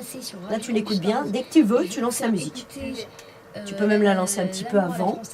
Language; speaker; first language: French; native; French